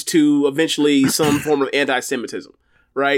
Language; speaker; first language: English; native; English